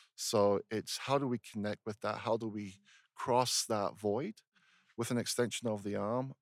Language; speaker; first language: English; native; English